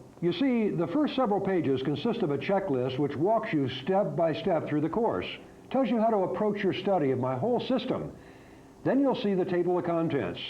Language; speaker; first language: English; native; English